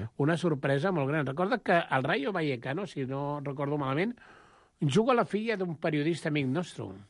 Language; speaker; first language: Catalan; non-native, local second language; Spanish